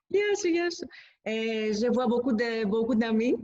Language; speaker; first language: French; non-native, fluent; Greek